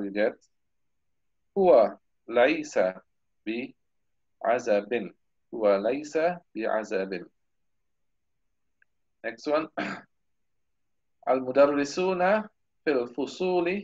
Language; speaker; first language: Arabic; non-native, fluent; English